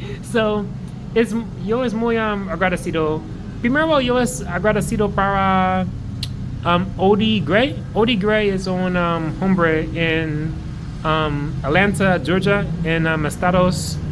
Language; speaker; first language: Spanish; non-native, learner; English